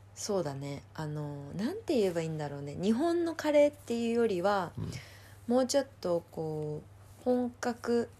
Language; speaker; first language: Japanese; native; Japanese